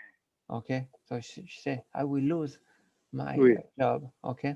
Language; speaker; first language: English; non-native, learner; French